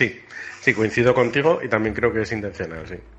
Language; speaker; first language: Spanish; native; Spanish